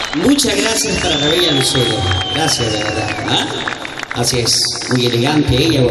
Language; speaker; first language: Spanish; native; Spanish